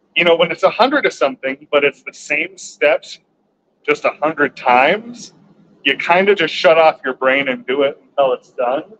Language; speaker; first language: English; native; English